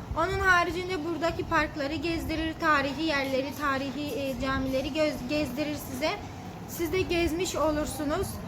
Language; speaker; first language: Turkish; native; Turkish